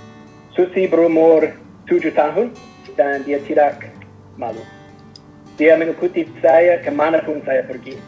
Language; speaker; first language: Indonesian; non-native, learner; English